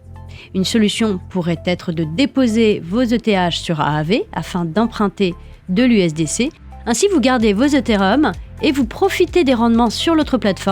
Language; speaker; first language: French; native; French